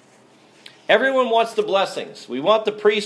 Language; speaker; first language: English; native; English